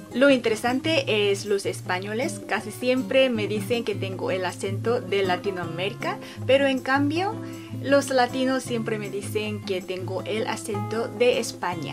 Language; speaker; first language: Spanish; non-native, fluent; Korean